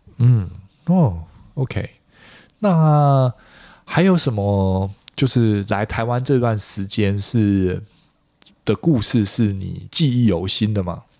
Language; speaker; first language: Chinese; native; Chinese